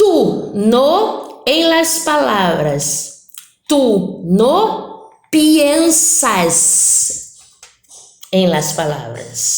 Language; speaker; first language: Spanish; non-native, fluent; Portuguese